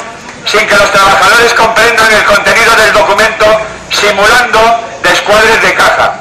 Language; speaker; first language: Spanish; native; Spanish